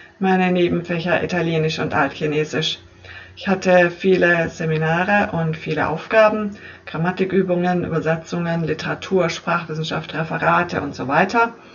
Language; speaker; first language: German; native; German